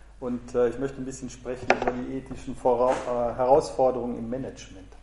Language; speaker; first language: German; native; German